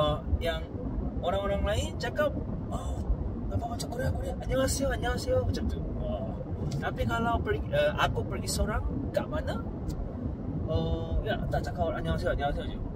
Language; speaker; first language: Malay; non-native, fluent; Korean